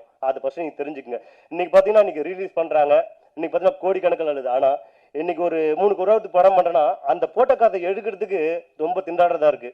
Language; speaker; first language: Tamil; native; Tamil